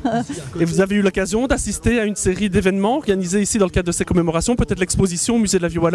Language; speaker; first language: French; native; French